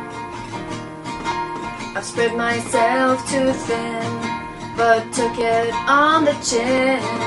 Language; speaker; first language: English; non-native, fluent; Polish